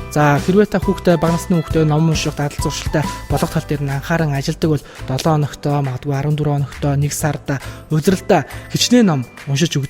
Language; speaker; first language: Mongolian; native; Mongolian